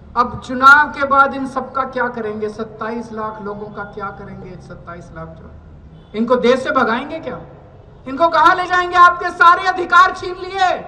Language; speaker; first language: Hindi; native; Hindi